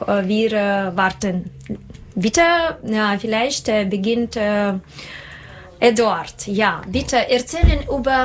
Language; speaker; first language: German; non-native, learner; Russian